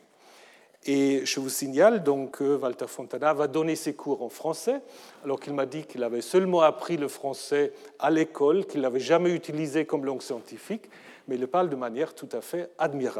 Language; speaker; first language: French; non-native, fluent; German